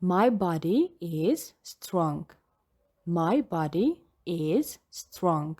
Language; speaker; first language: English; non-native, fluent; Amharic